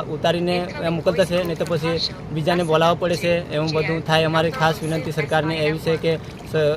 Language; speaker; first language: Gujarati; non-native, local second language; Gamit